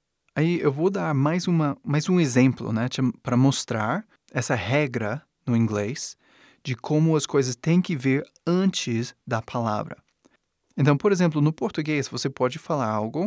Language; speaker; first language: Portuguese; non-native, fluent; English